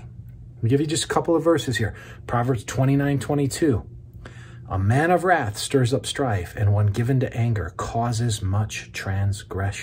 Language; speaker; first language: English; native; English